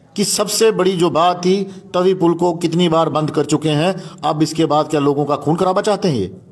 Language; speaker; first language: Hindi; non-native, local second language; Dogri